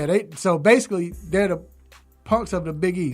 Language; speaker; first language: English; native; English